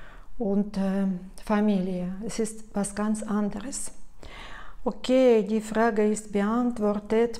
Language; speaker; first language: German; non-native, fluent; Russian